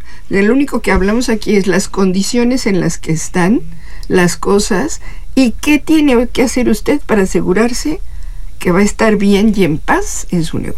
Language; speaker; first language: Spanish; native; Spanish